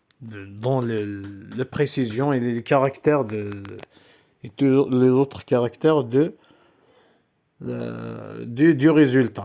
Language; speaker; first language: French; non-native, local second language; Kabyle